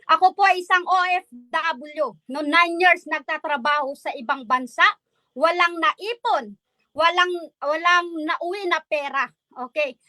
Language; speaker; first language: Filipino; non-native, local second language; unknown